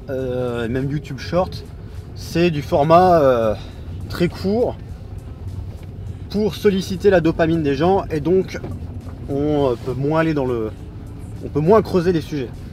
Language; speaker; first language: French; native; French